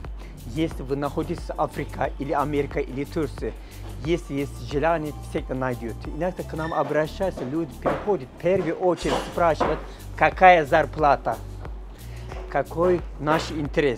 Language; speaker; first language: Russian; non-native, fluent; Turkish